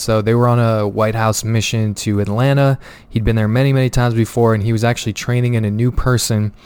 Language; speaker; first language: English; native; English